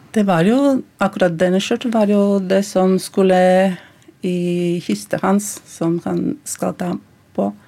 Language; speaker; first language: Norwegian; non-native, fluent; Latvian